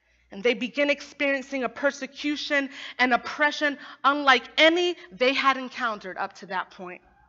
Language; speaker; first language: English; native; English